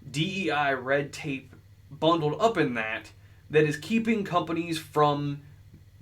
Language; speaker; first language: English; native; English